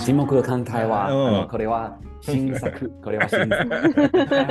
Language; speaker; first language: Japanese; non-native, learner; Chinese